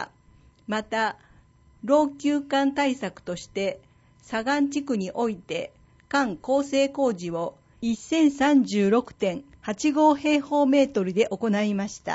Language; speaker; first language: Japanese; native; Japanese